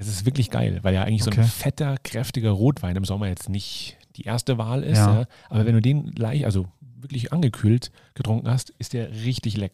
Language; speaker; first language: German; native; German